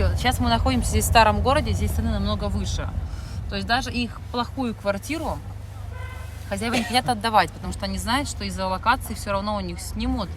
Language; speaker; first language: Russian; native; Russian